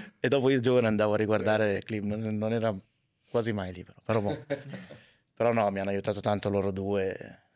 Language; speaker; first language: Italian; native; Italian